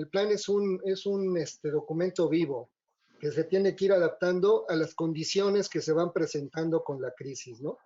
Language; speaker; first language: Spanish; native; Spanish